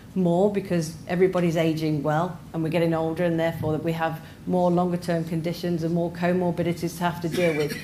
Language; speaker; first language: English; native; English